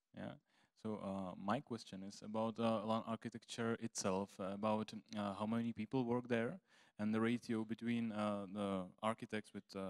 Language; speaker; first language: English; non-native, fluent; Czech